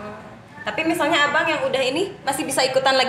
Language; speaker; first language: Indonesian; native; Indonesian